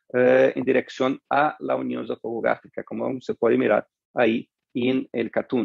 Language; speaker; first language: Spanish; non-native, fluent; Portuguese